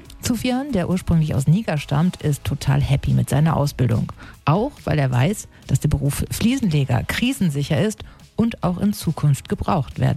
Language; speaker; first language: German; native; German